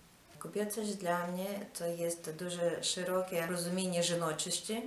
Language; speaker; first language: Polish; non-native, learner; Ukrainian